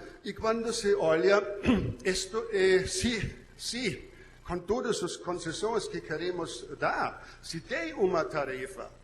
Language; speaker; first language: Portuguese; non-native, learner; German